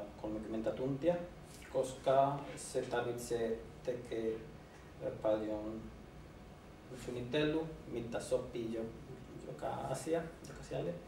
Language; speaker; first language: Finnish; non-native, learner; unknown